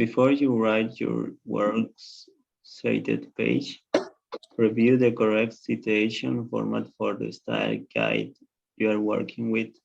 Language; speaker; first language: English; non-native, learner; Spanish